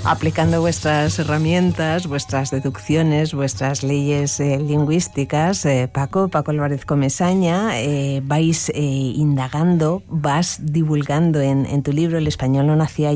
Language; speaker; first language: Spanish; native; Spanish